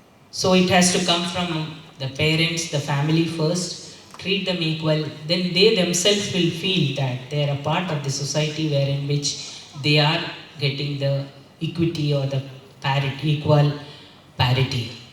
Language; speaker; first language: English; non-native, local second language; Malayalam